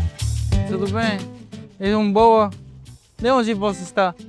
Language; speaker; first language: Portuguese; non-native, learner; English